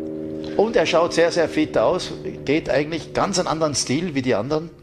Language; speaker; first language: German; native; German